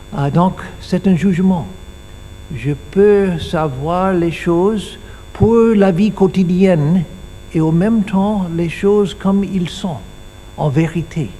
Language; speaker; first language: French; non-native, learner; English